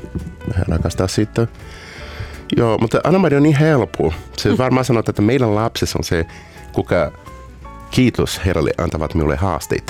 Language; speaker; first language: Finnish; non-native, learner; Portuguese